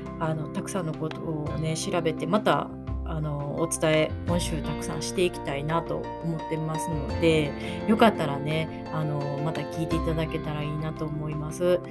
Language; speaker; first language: Japanese; native; Japanese